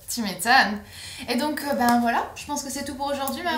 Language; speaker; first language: French; native; French